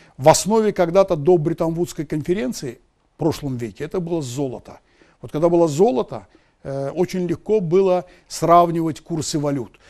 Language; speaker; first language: Russian; non-native, local second language; Azerbaijani